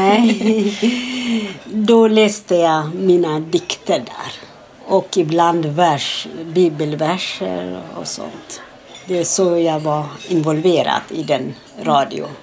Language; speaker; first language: Swedish; non-native, fluent; Amharic